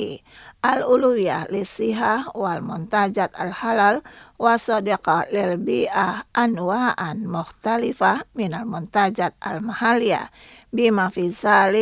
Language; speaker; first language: Arabic; non-native, fluent; Indonesian